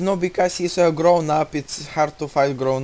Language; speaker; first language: English; non-native, learner; Russian